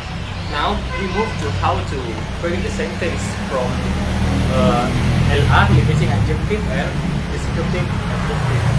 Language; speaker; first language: English; non-native, learner; Indonesian